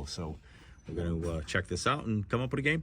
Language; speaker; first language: English; native; English